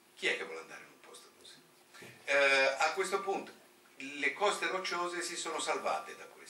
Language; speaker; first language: Italian; native; Italian